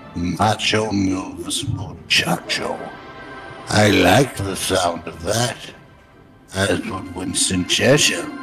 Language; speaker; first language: English; native; English